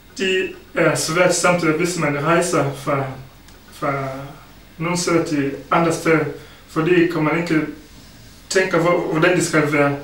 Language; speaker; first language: Danish; non-native, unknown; Swahili